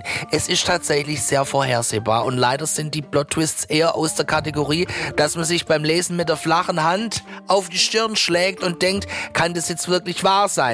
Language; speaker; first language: German; native; German